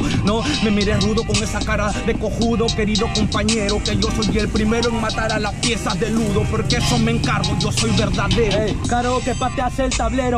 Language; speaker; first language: Spanish; native; Spanish